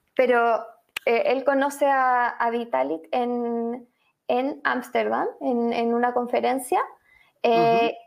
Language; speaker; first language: Spanish; native; Spanish